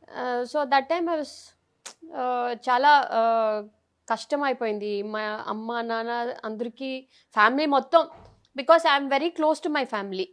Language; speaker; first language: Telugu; non-native, fluent; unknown